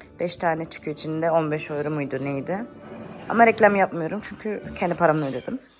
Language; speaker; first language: Turkish; early bilingual, heritage; Turkish